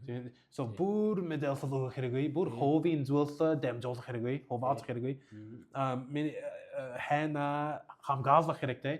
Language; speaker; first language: Mongolian; non-native, learner; English